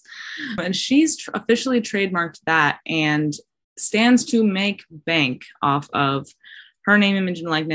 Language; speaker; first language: English; native; English